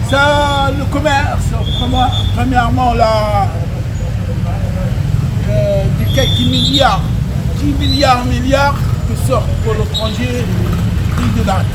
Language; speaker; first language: French; non-native, learner; Arabic